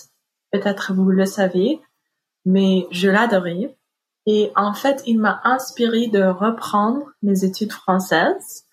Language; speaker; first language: French; non-native, learner; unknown